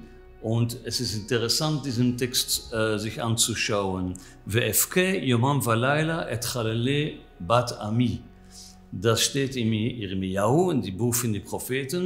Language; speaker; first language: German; non-native, fluent; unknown